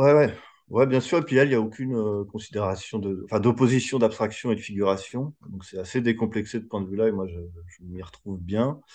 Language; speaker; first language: French; native; French